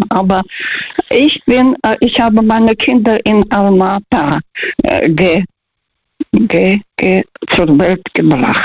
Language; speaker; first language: German; non-native, fluent; Russian